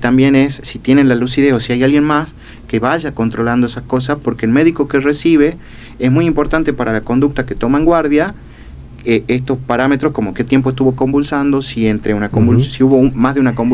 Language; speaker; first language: Spanish; native; Spanish